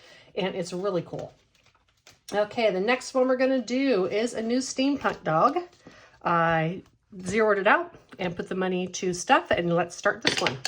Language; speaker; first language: English; native; English